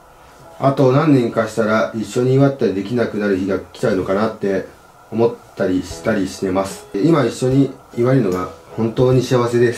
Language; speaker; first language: Japanese; native; Japanese